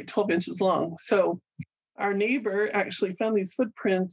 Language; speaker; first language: English; native; English